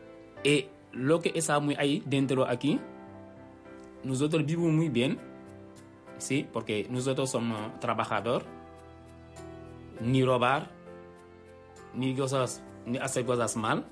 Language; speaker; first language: Spanish; non-native, learner; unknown